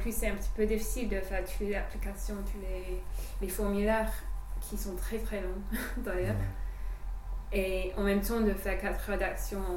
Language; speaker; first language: French; non-native, fluent; English